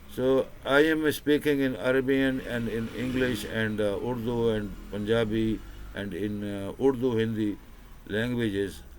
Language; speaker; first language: English; non-native, local second language; Urdu